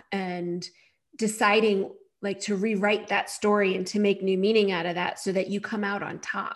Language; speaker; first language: English; native; English